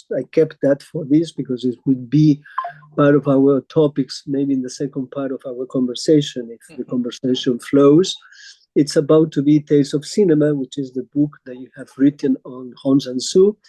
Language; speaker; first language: English; non-native, fluent; Spanish